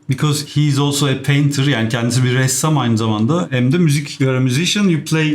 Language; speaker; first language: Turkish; native; Turkish